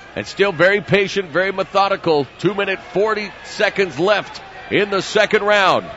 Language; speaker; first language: English; native; English